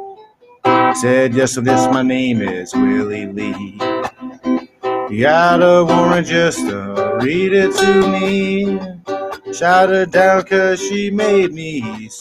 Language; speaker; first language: English; native; English